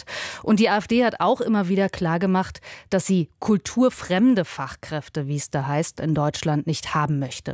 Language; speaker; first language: German; native; German